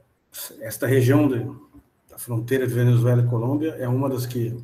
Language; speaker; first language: Spanish; non-native, fluent; Portuguese